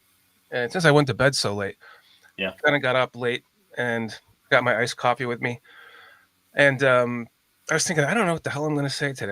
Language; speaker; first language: English; native; English